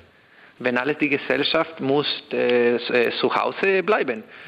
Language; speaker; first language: German; non-native, learner; Spanish